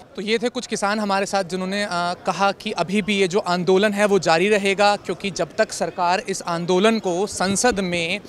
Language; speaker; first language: Hindi; native; Hindi